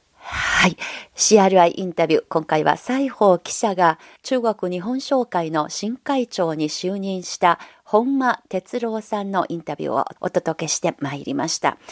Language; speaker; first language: Japanese; non-native, local second language; Chinese